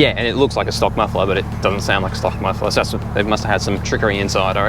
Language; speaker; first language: English; native; English